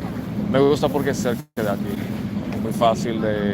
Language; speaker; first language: Spanish; non-native, fluent; English